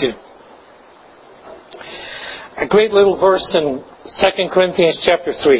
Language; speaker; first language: English; native; English